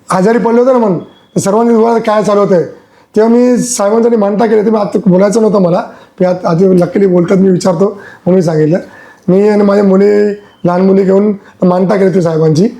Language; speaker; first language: Marathi; non-native, local second language; Gujarati